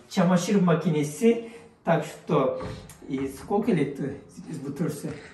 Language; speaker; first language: Russian; non-native, learner; Turkish